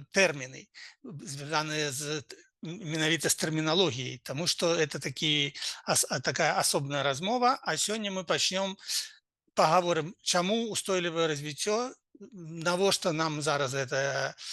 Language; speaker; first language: Belarusian; non-native, local second language; Russian